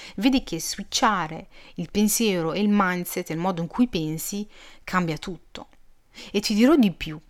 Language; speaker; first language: Italian; early bilingual, other home language; Arabic